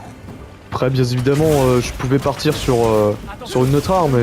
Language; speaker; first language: French; native; French